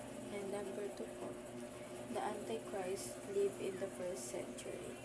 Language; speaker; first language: English; non-native, local second language; Filipino